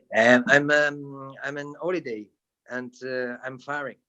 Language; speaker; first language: English; non-native, learner; Italian